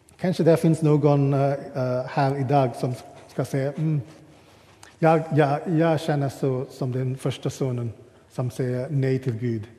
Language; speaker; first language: Swedish; non-native, fluent; English